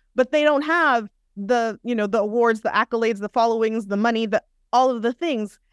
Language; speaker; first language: English; native; English